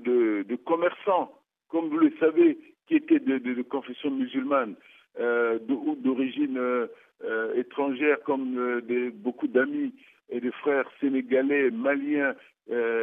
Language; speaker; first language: French; non-native, local second language; Sango